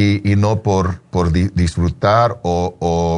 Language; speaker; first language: Spanish; early bilingual, heritage; English